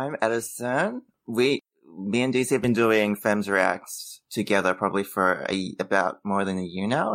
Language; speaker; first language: English; native; English